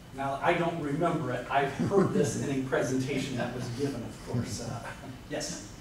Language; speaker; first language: English; native; English